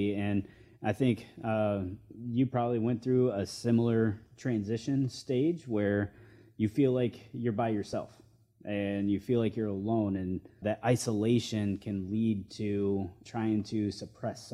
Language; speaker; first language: English; native; English